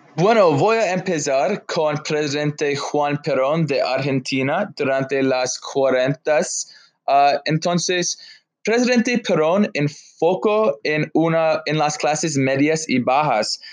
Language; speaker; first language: Spanish; non-native, learner; English